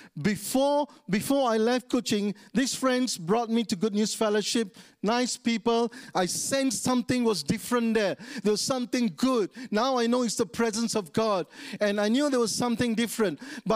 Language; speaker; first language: English; non-native, local second language; Tamil